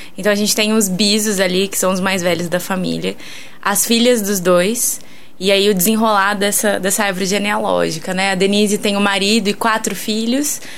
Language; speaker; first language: Portuguese; native; Portuguese